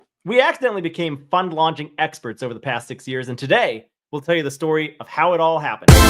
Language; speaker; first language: English; native; English